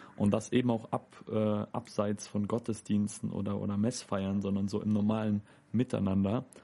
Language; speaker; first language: German; native; German